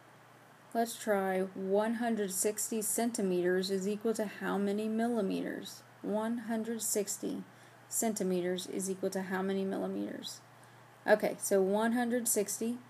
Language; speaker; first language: English; native; English